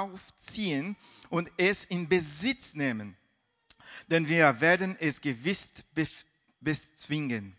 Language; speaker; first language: German; non-native, fluent; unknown